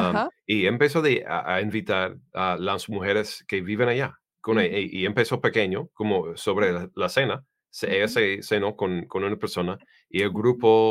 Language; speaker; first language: Spanish; non-native, learner; English